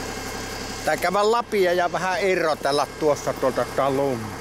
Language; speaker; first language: Finnish; native; Finnish